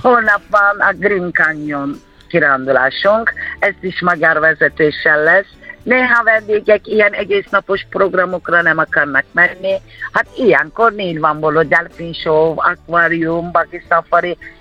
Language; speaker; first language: Hungarian; non-native, fluent; Turkish